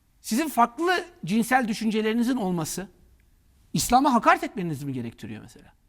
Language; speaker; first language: Turkish; native; Turkish